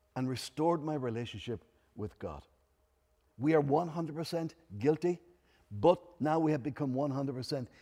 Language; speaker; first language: English; native; English